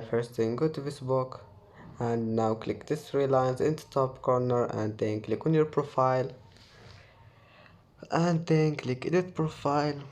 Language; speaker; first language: English; non-native, fluent; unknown